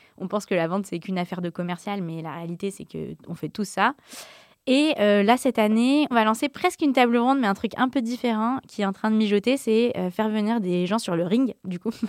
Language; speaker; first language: French; native; French